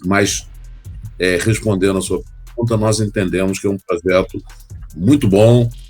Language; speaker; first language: Portuguese; native; Portuguese